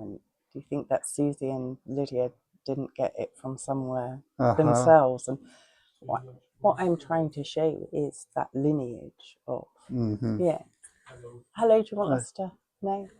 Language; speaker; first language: English; native; English